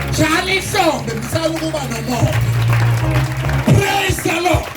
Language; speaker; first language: Zulu; native; Zulu